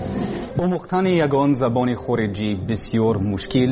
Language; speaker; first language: Persian; non-native, learner; English